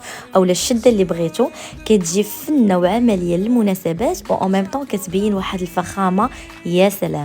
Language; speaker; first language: Arabic; native; Arabic